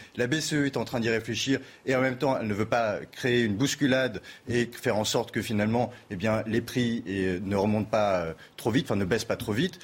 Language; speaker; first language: French; native; French